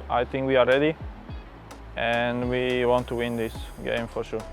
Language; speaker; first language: English; non-native, fluent; Slovak